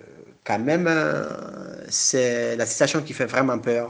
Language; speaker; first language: French; non-native, local second language; Bambara